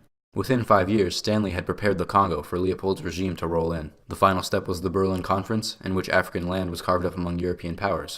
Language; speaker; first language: English; native; English